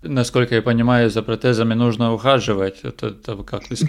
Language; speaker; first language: Russian; non-native, local second language; Latvian